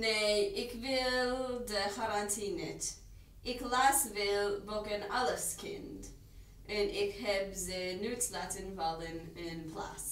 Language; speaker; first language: Dutch; non-native, learner; English